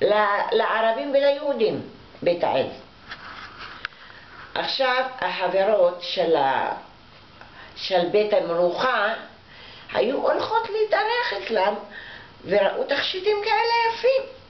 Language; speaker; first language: Hebrew; non-native, fluent; Arabic